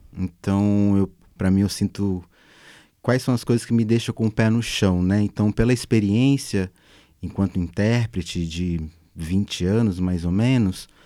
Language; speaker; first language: Portuguese; native; Portuguese